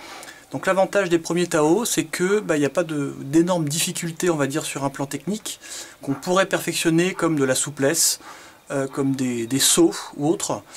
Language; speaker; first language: French; native; French